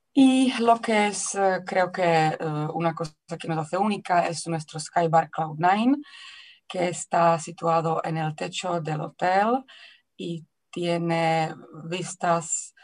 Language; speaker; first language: Spanish; non-native, fluent; Czech